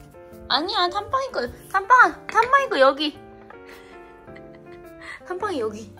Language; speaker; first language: Korean; native; Korean